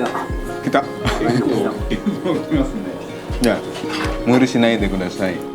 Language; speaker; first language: Japanese; non-native, learner; Indonesian